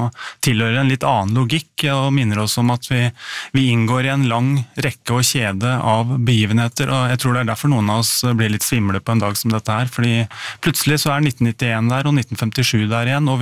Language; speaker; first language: Norwegian; native; Norwegian